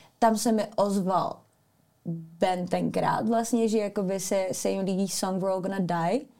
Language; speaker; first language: Czech; early bilingual, other home language; Armenian